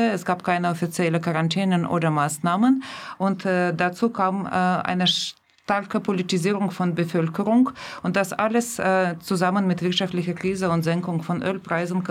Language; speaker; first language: German; non-native, fluent; Russian